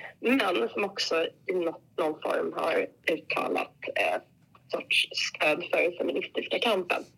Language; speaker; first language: Swedish; native; Swedish